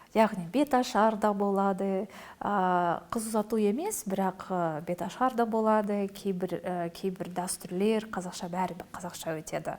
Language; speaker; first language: Kazakh; non-native, local second language; Russian